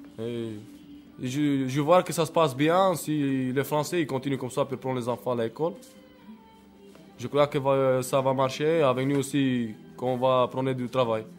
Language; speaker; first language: French; non-native, learner; Romany